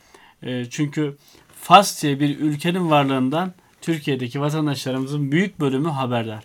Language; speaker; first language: Turkish; native; Turkish